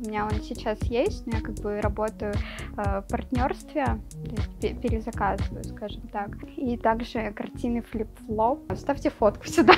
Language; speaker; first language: Russian; native; Russian